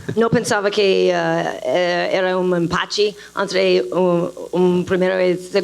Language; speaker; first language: Portuguese; non-native, learner; English